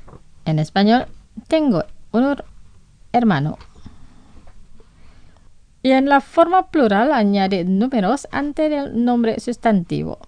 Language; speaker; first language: Spanish; non-native, fluent; Indonesian